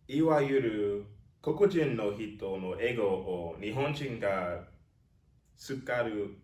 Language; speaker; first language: Japanese; non-native, learner; English